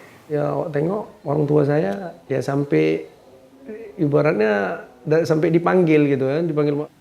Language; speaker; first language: Indonesian; native; Indonesian